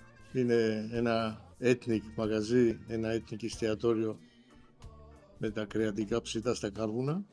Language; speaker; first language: Greek; non-native, fluent; Armenian